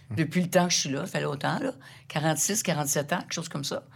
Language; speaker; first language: French; native; French